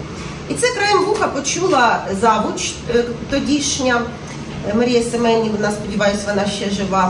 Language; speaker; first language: Ukrainian; non-native, local second language; Russian